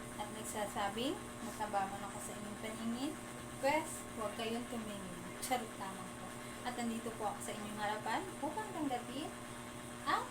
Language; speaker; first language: Filipino; native; Filipino